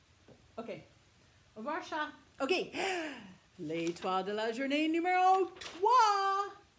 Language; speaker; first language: French; non-native, fluent; English